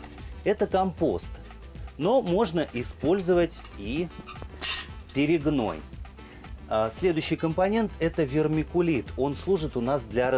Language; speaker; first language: Russian; native; Russian